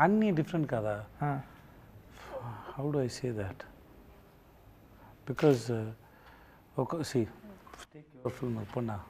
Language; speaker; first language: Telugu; non-native, learner; Tamil